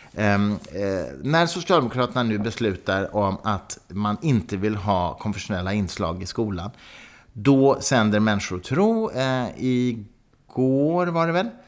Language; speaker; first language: Swedish; native; Swedish